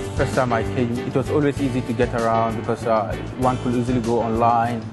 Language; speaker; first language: English; non-native, local second language; Hausa